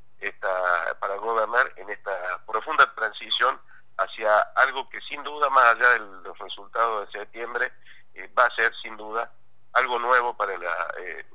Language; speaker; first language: Spanish; native; Spanish